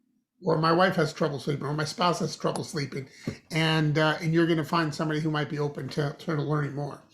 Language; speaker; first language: English; native; English